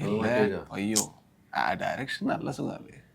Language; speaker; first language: Malayalam; non-native, learner; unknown